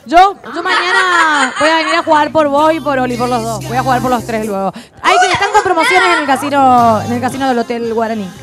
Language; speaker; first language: Spanish; native; Spanish